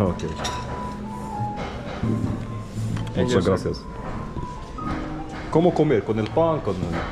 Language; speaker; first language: Spanish; non-native, learner; Arabic